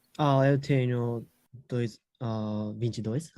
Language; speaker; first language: Portuguese; non-native, learner; Japanese